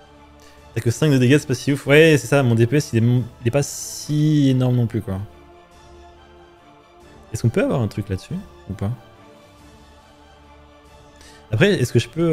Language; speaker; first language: French; native; French